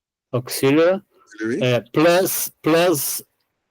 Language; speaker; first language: English; non-native, learner; Portuguese